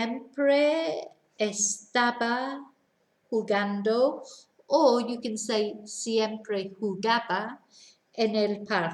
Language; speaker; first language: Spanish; non-native, fluent; English